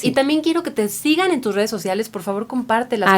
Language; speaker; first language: Spanish; native; Spanish